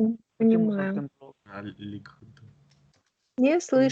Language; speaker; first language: Russian; native; Russian